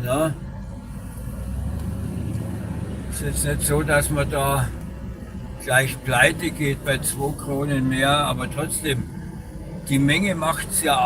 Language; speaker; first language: German; native; German